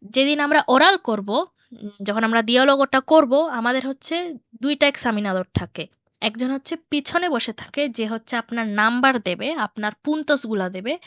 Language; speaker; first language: Bangla; early bilingual, heritage; Bangla